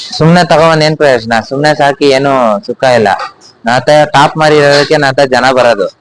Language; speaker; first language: Kannada; native; Kannada